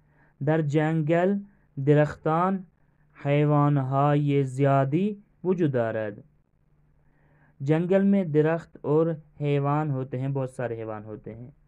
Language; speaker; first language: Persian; non-native, fluent; Urdu